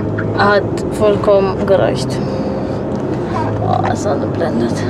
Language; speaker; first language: German; native; German